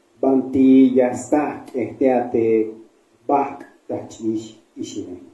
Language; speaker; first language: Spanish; non-native, local second language; Tzeltal